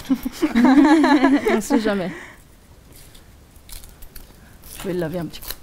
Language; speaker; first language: French; native; French